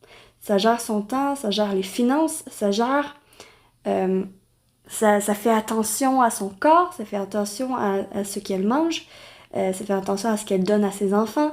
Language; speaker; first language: French; native; French